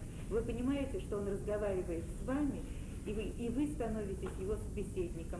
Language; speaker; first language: Russian; native; Russian